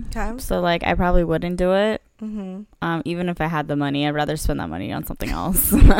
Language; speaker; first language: English; early bilingual, other home language; Spanish